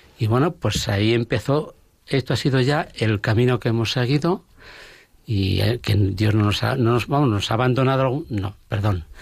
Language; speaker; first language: Spanish; native; Spanish